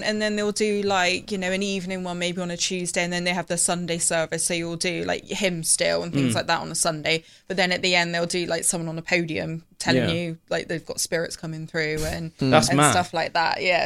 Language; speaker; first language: English; native; English